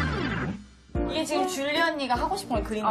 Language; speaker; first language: Korean; native; Korean